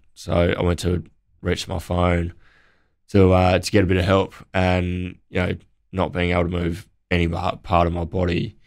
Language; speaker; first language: English; native; English